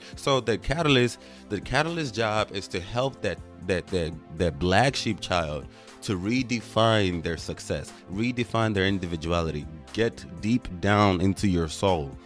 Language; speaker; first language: English; non-native, local second language; Igbo